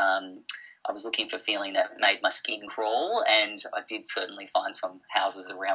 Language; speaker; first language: English; native; English